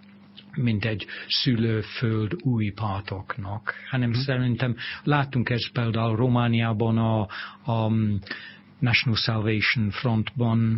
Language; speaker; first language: Hungarian; non-native, fluent; English